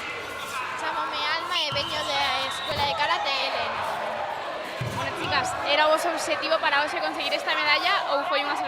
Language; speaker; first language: Galician; native; Galician